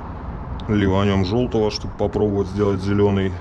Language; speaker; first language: Russian; native; Russian